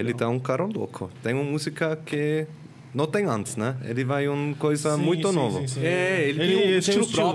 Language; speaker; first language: Portuguese; non-native, learner; Swiss German